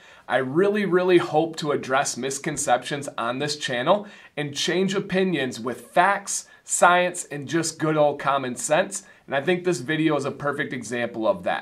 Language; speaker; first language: English; native; English